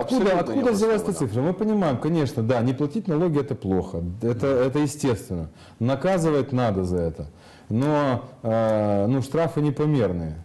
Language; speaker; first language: Russian; native; Russian